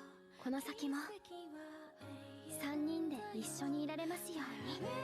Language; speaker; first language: Japanese; native; Japanese